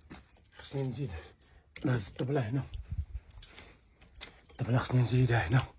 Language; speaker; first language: Arabic; native; Arabic